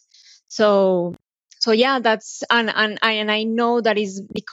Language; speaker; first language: English; non-native, fluent; Spanish